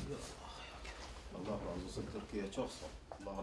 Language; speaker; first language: Turkish; non-native, learner; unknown